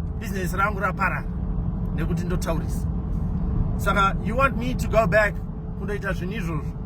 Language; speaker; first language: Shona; non-native, local second language; English